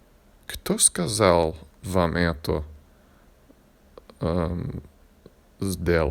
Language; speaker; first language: Russian; non-native, learner; English